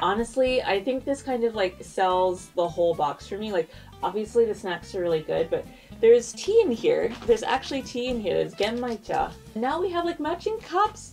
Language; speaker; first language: English; native; English